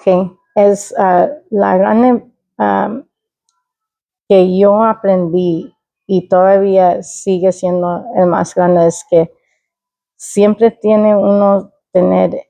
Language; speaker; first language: Spanish; early bilingual, heritage; Spanish